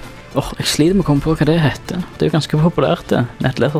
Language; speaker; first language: Norwegian; native; Norwegian